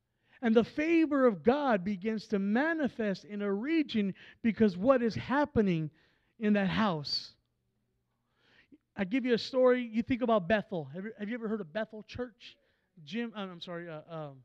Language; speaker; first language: English; native; English